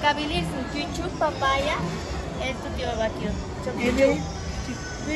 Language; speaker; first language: Turkish; non-native, learner; Spanish